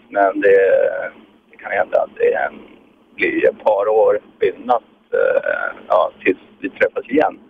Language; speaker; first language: Swedish; non-native, fluent; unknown